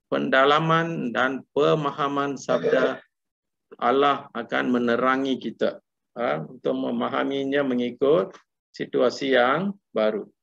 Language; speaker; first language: Malay; non-native, local second language; Tamil